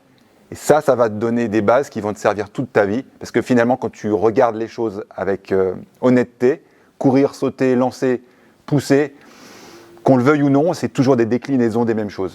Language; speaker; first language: French; native; French